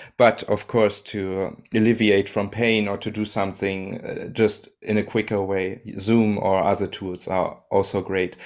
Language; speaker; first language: English; non-native, fluent; German